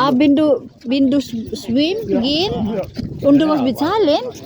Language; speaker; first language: German; non-native, learner; Cebuano